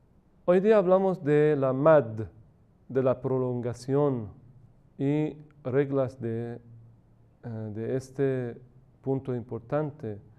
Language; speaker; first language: Spanish; non-native, fluent; Persian